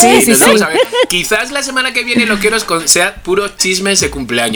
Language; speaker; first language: Spanish; native; Spanish